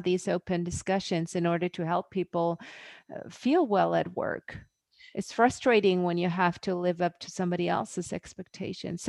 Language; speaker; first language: English; non-native, fluent; German